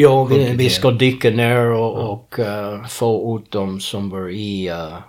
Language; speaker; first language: Swedish; early bilingual, heritage; English